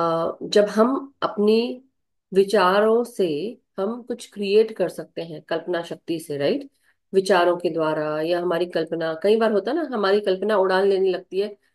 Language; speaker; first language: Hindi; native; Hindi